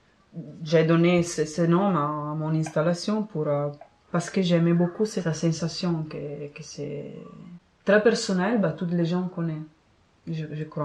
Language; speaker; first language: French; non-native, fluent; Italian